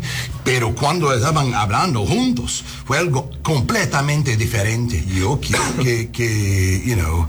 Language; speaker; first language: Spanish; non-native, learner; English